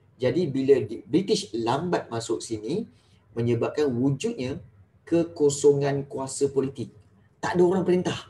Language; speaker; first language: Malay; native; Malay